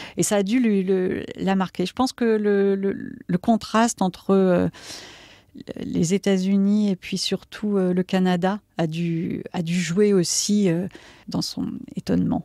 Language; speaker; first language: French; native; French